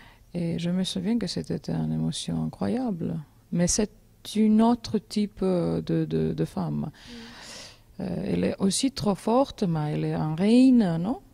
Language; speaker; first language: French; non-native, learner; Georgian